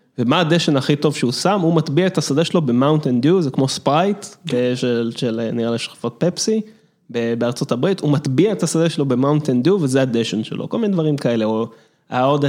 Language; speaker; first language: Hebrew; early bilingual, other home language; English